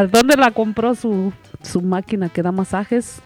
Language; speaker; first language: Spanish; native; Spanish